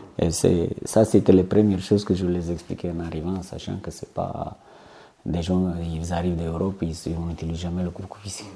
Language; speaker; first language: French; non-native, fluent; Romanian